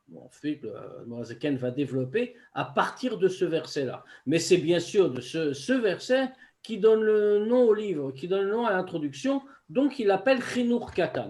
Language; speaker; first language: French; native; French